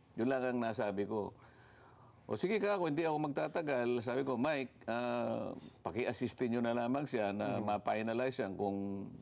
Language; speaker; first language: Filipino; non-native, local second language; Masbatenyo